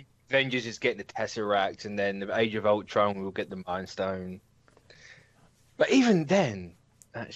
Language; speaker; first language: English; native; English